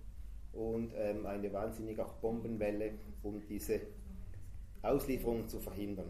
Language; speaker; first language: German; native; German